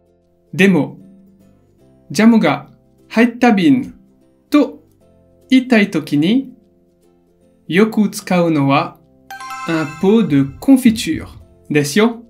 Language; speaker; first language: Japanese; non-native, fluent; French